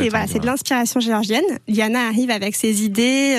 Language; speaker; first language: French; native; French